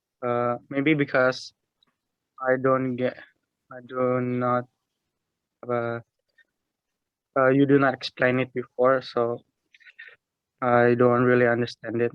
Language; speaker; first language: English; non-native, learner; Indonesian